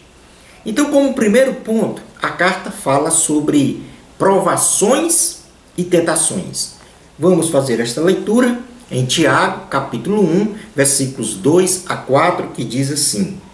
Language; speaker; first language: Portuguese; native; Portuguese